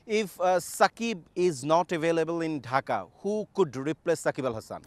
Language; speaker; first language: English; non-native, local second language; Bangla